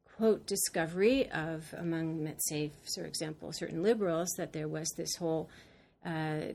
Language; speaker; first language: English; native; English